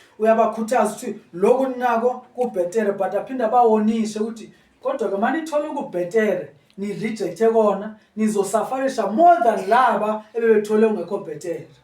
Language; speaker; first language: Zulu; non-native, local second language; Xhosa